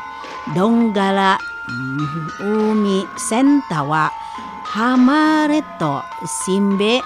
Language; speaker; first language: Japanese; non-native, learner; Indonesian